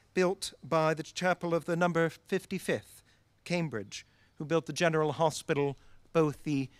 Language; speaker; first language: English; native; English